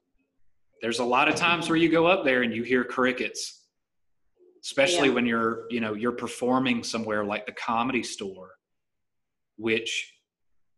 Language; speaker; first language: English; native; English